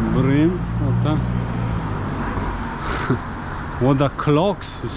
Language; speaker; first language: English; non-native, learner; Polish